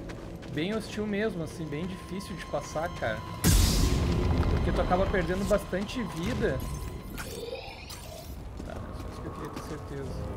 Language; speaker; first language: Portuguese; native; Portuguese